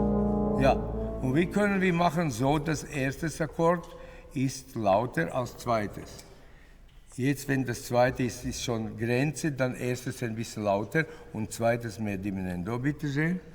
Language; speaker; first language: German; non-native, learner; Latvian